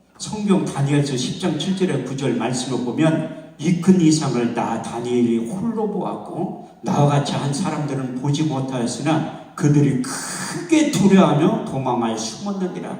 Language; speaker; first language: Korean; native; Korean